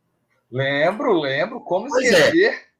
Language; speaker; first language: Portuguese; native; Portuguese